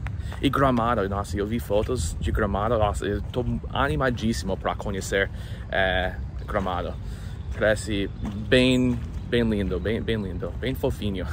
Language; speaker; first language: Portuguese; non-native, fluent; English